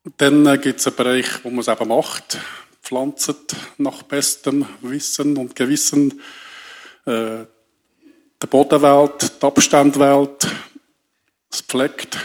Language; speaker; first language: German; native; German